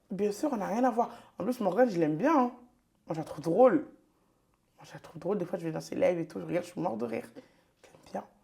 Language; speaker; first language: French; early bilingual, other home language; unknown